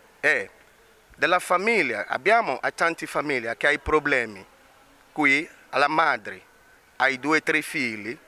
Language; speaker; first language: Italian; non-native, learner; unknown